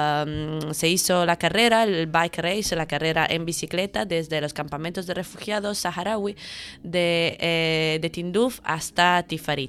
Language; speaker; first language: Spanish; native; Spanish